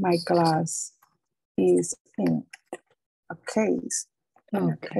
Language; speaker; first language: English; non-native, learner; Spanish